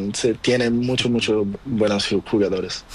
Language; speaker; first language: Spanish; non-native, learner; Portuguese